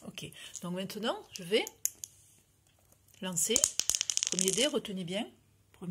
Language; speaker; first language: French; native; French